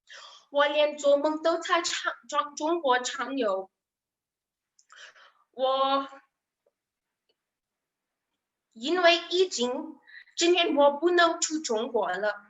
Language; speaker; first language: Chinese; non-native, learner; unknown